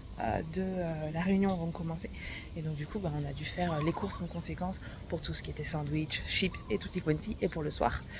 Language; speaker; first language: French; native; French